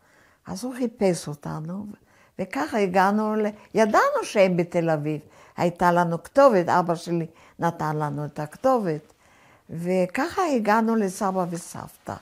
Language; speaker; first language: Hebrew; early bilingual, other home language; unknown